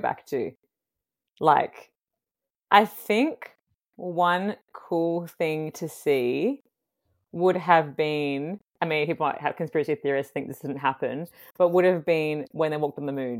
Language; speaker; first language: English; native; English